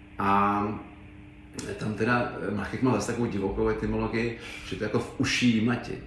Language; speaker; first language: Czech; native; Czech